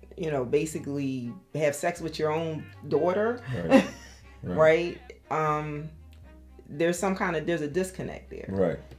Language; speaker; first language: English; native; English